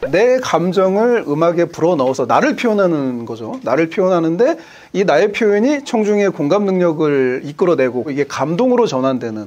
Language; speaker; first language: Korean; native; Korean